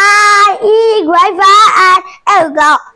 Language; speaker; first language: English; non-native, learner; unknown